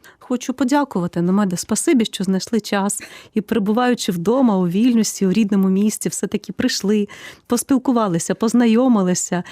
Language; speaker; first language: Ukrainian; native; Ukrainian